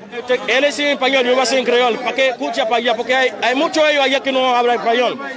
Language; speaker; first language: Spanish; non-native, learner; Haitian Creole